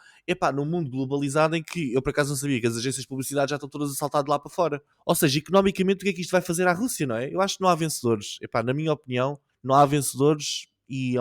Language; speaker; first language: Portuguese; native; Portuguese